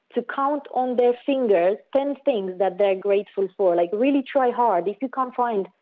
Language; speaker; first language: English; non-native, fluent; Romanian